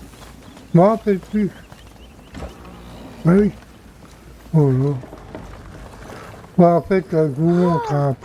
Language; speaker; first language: French; native; French